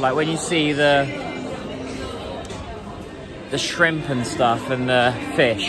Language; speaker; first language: English; native; English